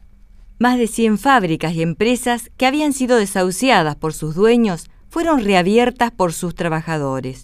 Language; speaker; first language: Spanish; native; Spanish